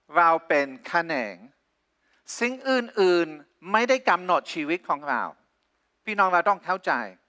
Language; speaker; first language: Thai; non-native, fluent; English